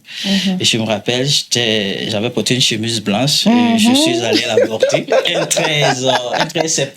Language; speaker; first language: French; non-native, local second language; Mossi